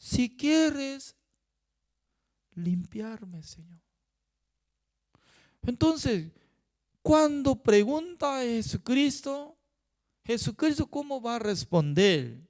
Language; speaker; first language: Spanish; non-native, fluent; Korean